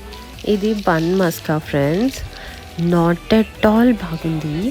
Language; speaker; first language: Telugu; non-native, learner; Kannada